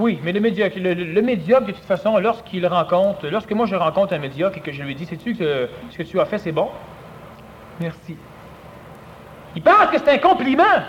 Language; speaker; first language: French; native; French